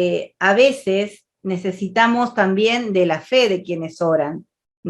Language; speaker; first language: Spanish; native; Spanish